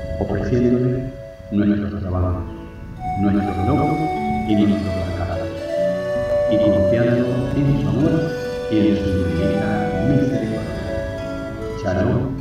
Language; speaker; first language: Spanish; native; Spanish